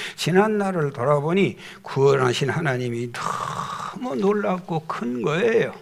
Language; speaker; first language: Korean; native; Korean